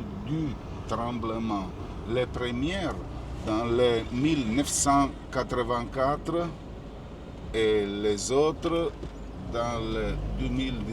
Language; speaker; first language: French; non-native, learner; Italian